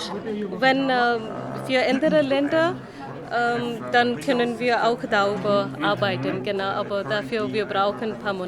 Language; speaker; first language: German; non-native, learner; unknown